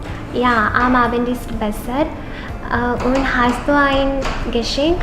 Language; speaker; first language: German; non-native, learner; Malayalam